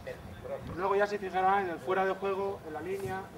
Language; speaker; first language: Spanish; native; Spanish